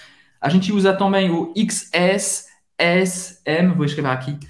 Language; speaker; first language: Portuguese; non-native, fluent; French